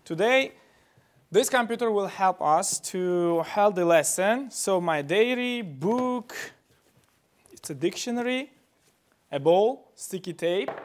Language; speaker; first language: English; non-native, fluent; Uzbek